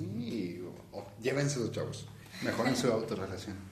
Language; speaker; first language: Spanish; native; Spanish